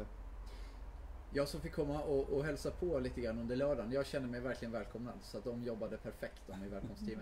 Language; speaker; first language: Swedish; native; Swedish